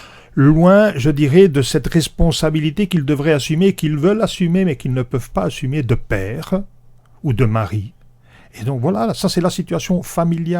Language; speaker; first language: French; native; French